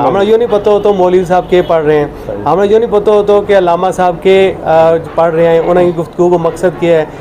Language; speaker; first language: Urdu; non-native, local second language; Gujari